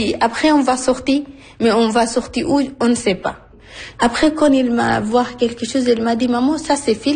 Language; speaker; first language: French; non-native, learner; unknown